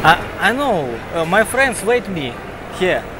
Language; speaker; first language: English; non-native, learner; Russian